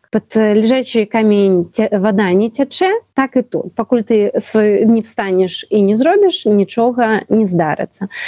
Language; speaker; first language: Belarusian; non-native, local second language; Russian